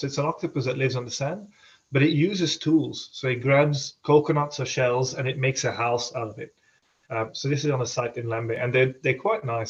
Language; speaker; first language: English; non-native, fluent; Dutch